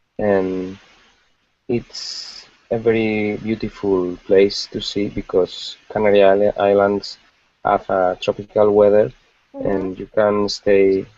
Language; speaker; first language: English; non-native, learner; Spanish